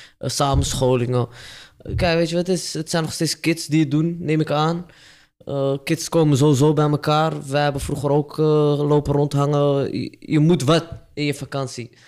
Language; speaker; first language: Dutch; early bilingual, other home language; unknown